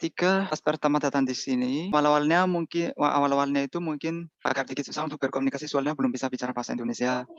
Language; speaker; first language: Indonesian; non-native, fluent; Malagasy